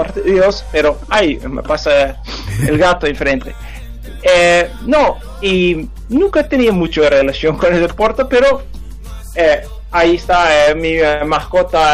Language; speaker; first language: Spanish; non-native, fluent; Dutch